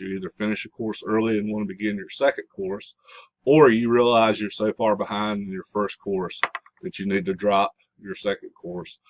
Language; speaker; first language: English; native; English